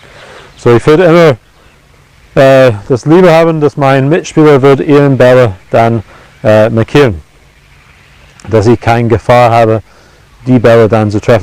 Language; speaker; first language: German; non-native, fluent; English